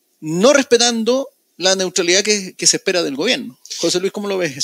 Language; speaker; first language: Spanish; native; Spanish